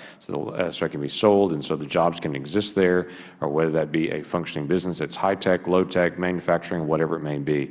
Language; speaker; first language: English; native; English